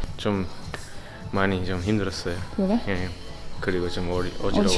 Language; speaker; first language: Korean; non-native, learner; English